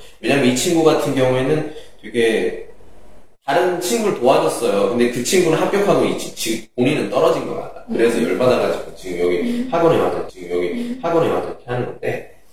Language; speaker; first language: Korean; native; Korean